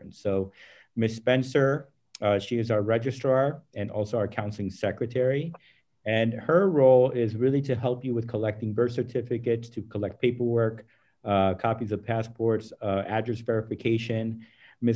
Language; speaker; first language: English; early bilingual, other home language; Spanish